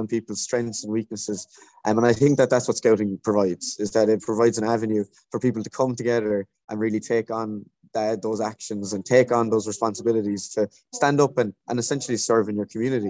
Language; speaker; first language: English; native; English